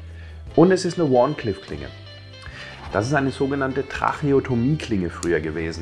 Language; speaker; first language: German; native; German